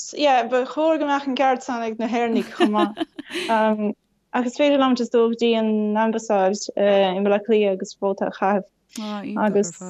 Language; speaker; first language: Irish; non-native, fluent; Portuguese